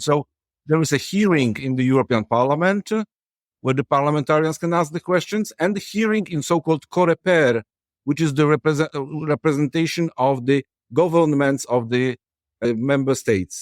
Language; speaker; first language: English; non-native, fluent; Polish